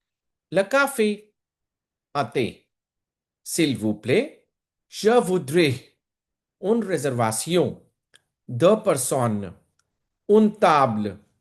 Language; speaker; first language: French; non-native, fluent; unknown